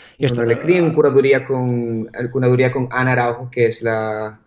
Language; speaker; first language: Portuguese; non-native, learner; Spanish